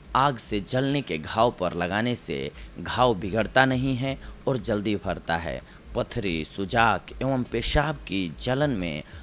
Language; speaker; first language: Hindi; native; Hindi